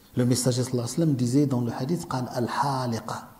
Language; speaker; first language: French; non-native, local second language; Arabic